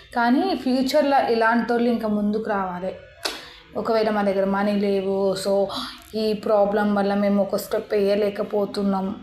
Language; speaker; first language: Telugu; native; Telugu